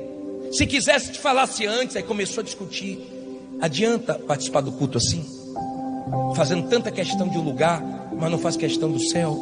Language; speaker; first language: Portuguese; native; Portuguese